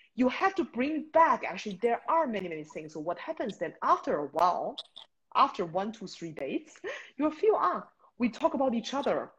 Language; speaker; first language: English; non-native, fluent; Chinese